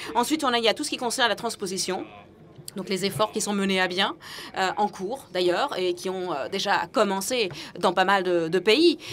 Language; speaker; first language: French; non-native, fluent; English